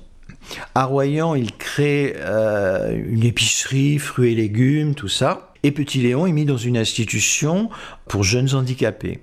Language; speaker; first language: French; native; French